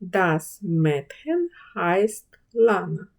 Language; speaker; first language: German; non-native, fluent; Ukrainian